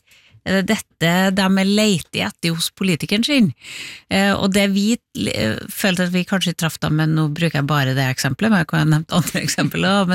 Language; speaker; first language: Norwegian; native; Norwegian